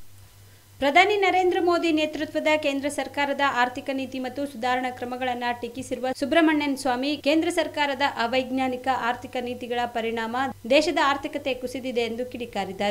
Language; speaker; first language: Kannada; native; Kannada